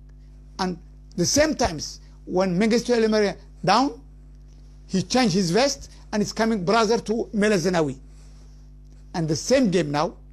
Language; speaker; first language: English; non-native, learner; Somali